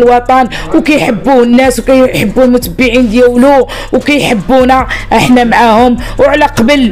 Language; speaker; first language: Arabic; native; Arabic